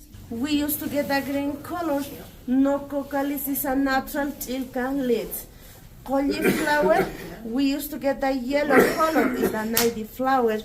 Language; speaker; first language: English; non-native, learner; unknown